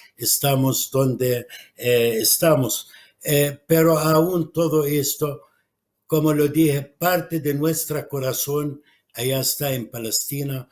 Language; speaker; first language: Spanish; non-native, fluent; Arabic